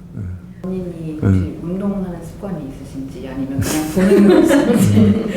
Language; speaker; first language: Korean; non-native, fluent; Chinese